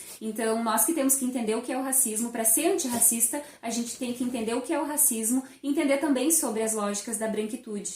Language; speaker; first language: Portuguese; native; Portuguese